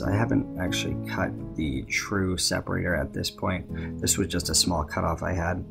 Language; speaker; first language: English; native; English